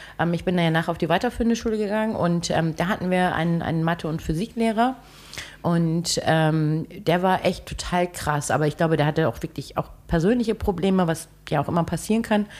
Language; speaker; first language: German; early bilingual, other home language; Turkish